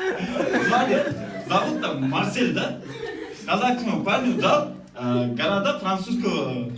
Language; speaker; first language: Russian; non-native, local second language; Kazakh